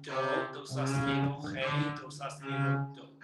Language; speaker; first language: Portuguese; non-native, learner; English